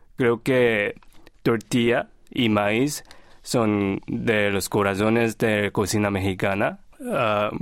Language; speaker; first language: Spanish; non-native, fluent; Korean